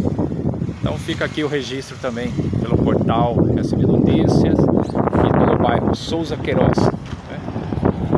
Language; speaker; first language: Portuguese; native; Portuguese